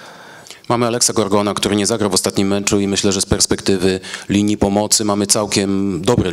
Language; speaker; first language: Polish; native; Polish